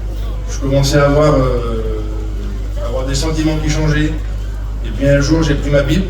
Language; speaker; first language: French; native; French